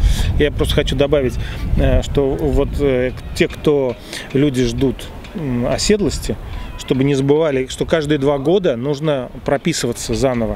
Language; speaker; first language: Russian; native; Russian